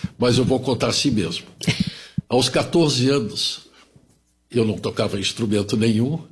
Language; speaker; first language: Portuguese; early bilingual, other home language; German